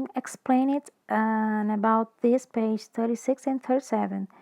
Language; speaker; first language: English; non-native, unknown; Portuguese